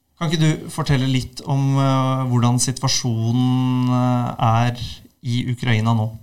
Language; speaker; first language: Norwegian; native; Norwegian